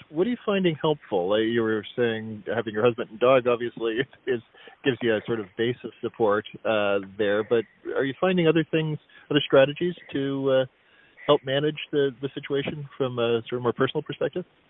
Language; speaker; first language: English; native; English